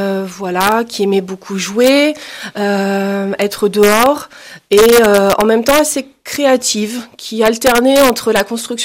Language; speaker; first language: French; native; French